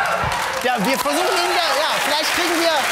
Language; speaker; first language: German; native; German